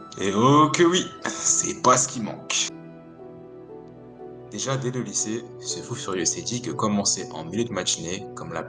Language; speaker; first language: French; native; French